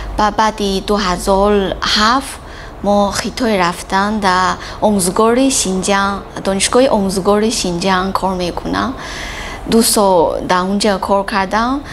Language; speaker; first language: Tajik; non-native, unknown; Chinese